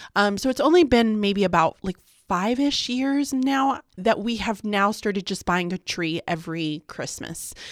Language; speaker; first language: English; native; English